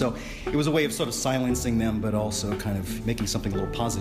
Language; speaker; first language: English; native; English